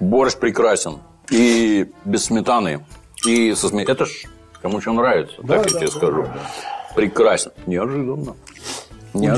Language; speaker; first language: Russian; native; Russian